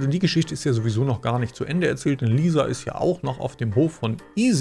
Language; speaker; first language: German; native; German